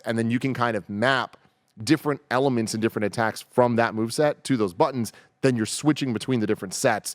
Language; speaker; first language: English; native; English